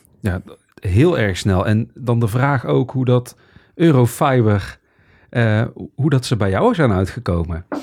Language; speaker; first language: Dutch; native; Dutch